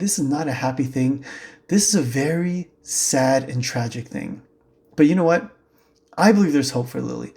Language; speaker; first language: English; native; English